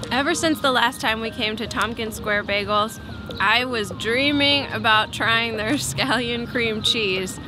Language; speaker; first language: English; native; English